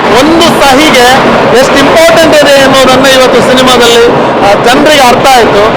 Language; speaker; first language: Kannada; non-native, local second language; Tulu